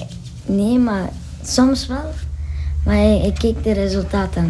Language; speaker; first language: Dutch; early bilingual, other home language; Turkish